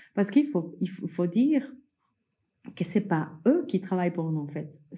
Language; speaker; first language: French; early bilingual, other home language; Spanish